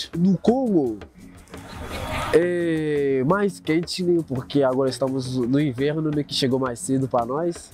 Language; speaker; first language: Portuguese; non-native, fluent; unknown